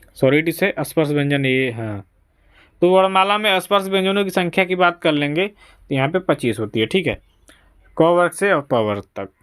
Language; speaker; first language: Hindi; native; Hindi